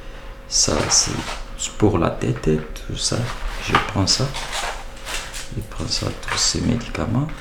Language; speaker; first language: French; non-native, local second language; Lingala